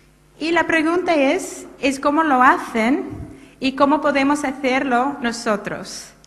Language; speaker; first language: Spanish; non-native, fluent; English